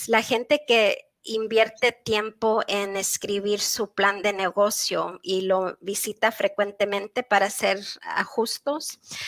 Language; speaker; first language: Spanish; early bilingual, heritage; Spanish